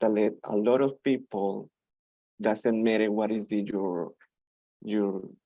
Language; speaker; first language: English; non-native, learner; Spanish